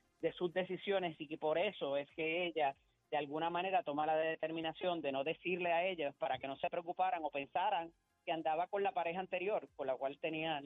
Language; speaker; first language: Spanish; native; Spanish